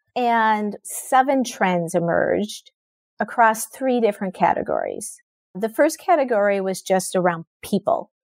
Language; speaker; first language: English; native; English